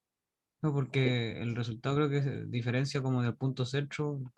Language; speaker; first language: Spanish; native; Spanish